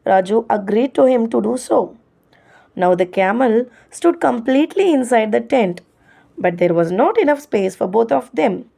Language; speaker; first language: English; non-native, local second language; Tamil